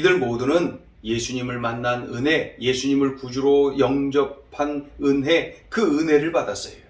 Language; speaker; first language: Korean; native; Korean